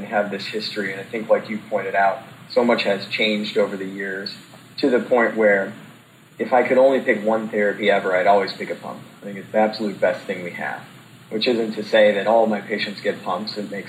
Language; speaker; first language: English; native; English